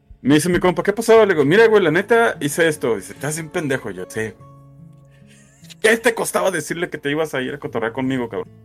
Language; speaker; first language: Spanish; native; Spanish